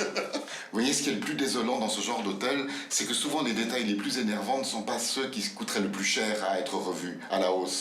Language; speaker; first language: French; native; French